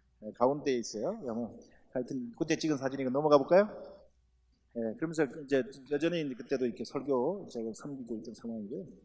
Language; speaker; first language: Korean; native; Korean